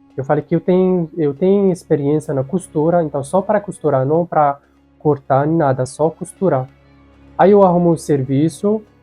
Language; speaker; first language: Portuguese; non-native, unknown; Arabic